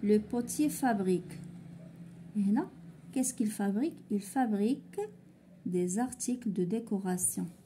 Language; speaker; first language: French; non-native, local second language; Arabic